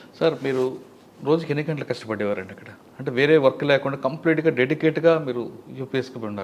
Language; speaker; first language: Telugu; native; Telugu